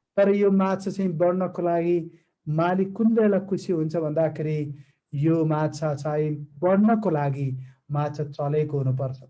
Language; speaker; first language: Nepali; non-native, fluent; Malayalam